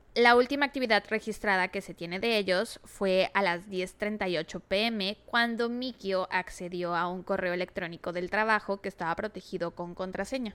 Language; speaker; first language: Spanish; native; Spanish